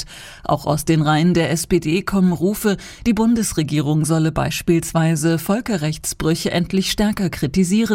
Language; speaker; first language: German; native; German